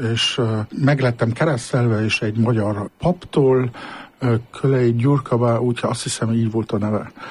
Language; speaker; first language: Hungarian; early bilingual, heritage; Hungarian